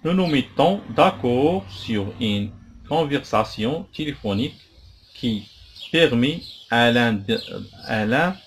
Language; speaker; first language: French; non-native, local second language; Arabic